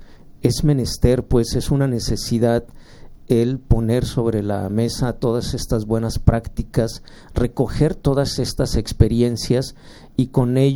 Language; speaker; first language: Spanish; native; Spanish